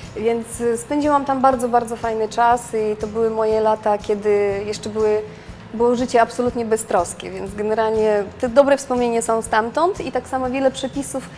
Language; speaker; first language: Polish; non-native, fluent; Russian